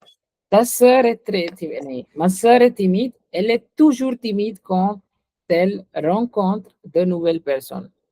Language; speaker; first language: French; non-native, fluent; Hindi